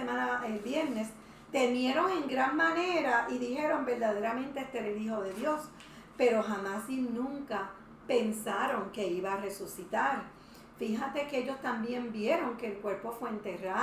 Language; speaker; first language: Spanish; native; Spanish